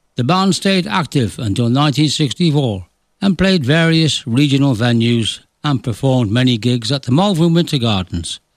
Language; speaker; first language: English; native; English